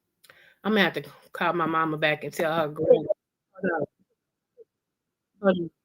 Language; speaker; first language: English; native; English